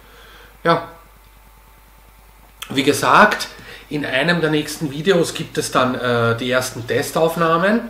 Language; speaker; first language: German; native; German